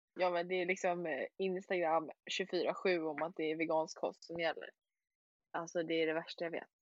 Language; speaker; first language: Swedish; native; Swedish